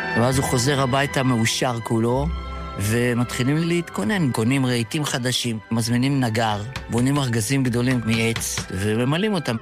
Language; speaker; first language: Hebrew; early bilingual, other home language; Yiddish